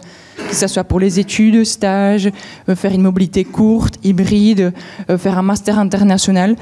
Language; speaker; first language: French; native; French